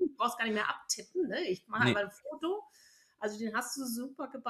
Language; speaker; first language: German; native; German